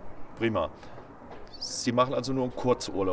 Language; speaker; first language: German; native; German